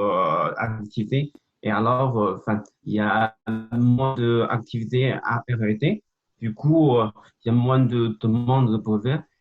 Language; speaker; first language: French; non-native, fluent; Chinese